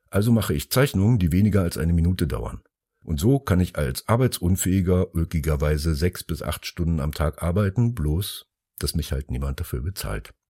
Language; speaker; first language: German; early bilingual, other home language; Finnish